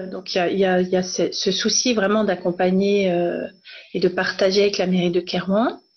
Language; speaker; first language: French; native; French